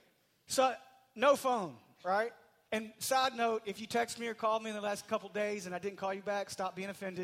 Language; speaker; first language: English; native; English